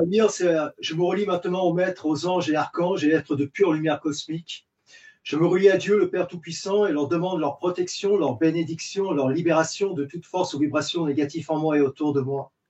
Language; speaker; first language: French; native; French